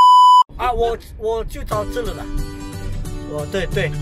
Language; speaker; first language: Chinese; non-native, learner; Indonesian